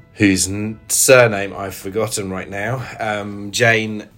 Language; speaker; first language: English; native; English